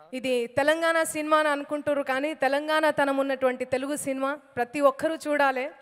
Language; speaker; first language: Telugu; native; Telugu